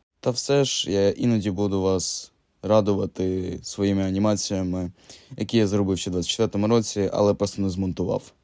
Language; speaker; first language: Ukrainian; native; Ukrainian